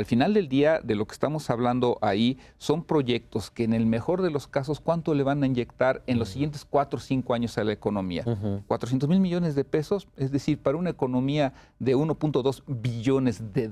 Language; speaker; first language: Spanish; native; Spanish